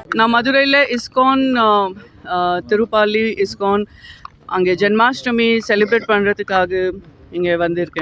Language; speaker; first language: Tamil; non-native, learner; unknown